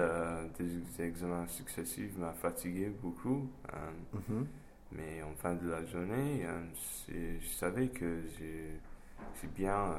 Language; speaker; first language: French; non-native, fluent; English